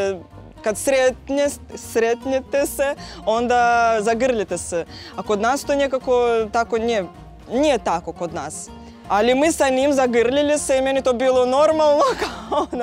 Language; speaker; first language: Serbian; non-native, learner; Russian